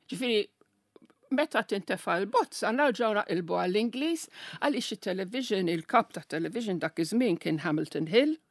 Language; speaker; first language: Maltese; non-native, local second language; Italian